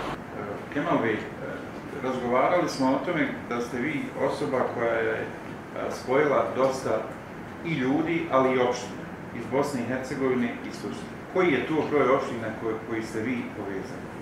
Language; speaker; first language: Croatian; native; Croatian